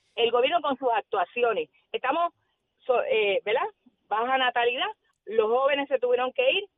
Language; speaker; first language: Spanish; native; Spanish